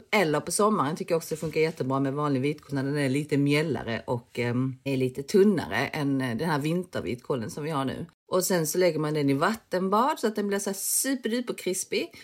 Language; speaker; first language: Swedish; early bilingual, other home language; Korean